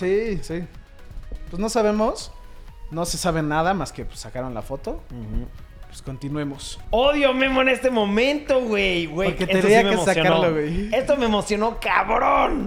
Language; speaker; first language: Spanish; native; Spanish